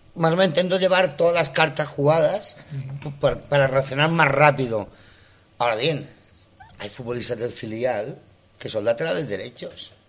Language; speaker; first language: Spanish; non-native, local second language; Catalan